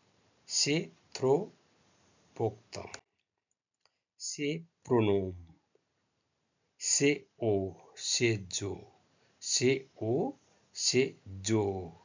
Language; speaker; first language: French; non-native, learner; Nepali